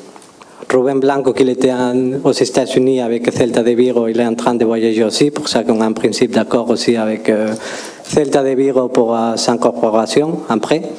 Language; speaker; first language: French; non-native, fluent; Spanish